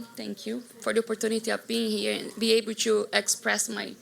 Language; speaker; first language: English; non-native, fluent; Portuguese